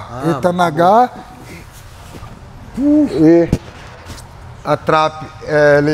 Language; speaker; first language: French; non-native, learner; Portuguese